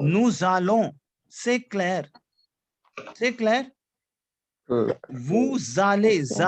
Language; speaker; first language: French; non-native, fluent; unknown